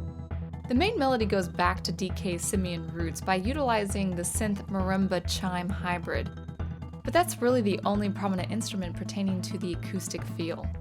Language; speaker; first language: English; native; English